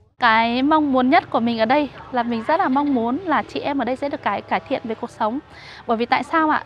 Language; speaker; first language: Vietnamese; non-native, local second language; Hmong